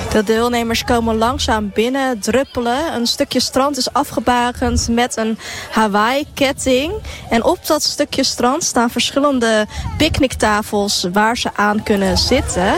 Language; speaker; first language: Dutch; native; Dutch